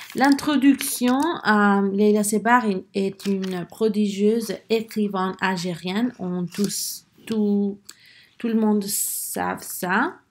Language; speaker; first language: French; non-native, learner; Spanish